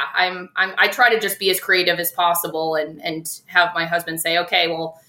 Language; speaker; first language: English; native; English